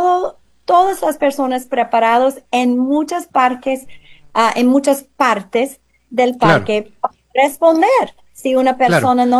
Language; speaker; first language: Spanish; non-native, fluent; English